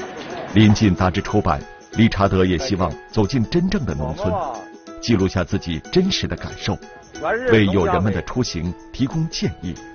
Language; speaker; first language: Chinese; native; Chinese